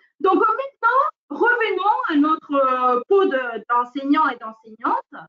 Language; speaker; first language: French; non-native, fluent; Spanish